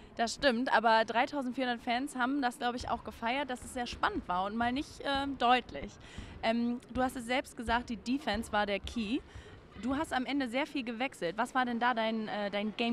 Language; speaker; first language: German; native; German